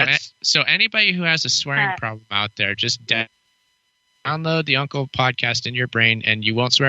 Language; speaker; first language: English; native; English